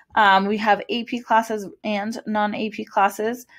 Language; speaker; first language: English; native; English